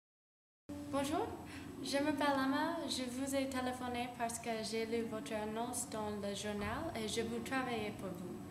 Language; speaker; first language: French; non-native, learner; English